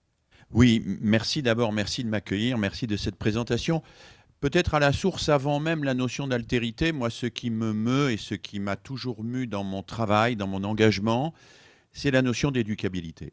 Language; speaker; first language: French; native; French